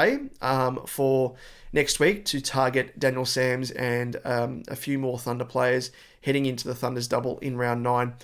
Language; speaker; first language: English; native; English